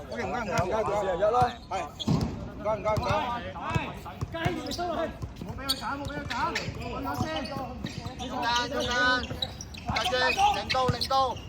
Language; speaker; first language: Chinese; native; Chinese